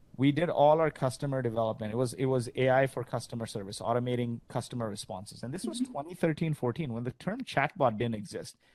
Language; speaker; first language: English; early bilingual, other home language; Arabic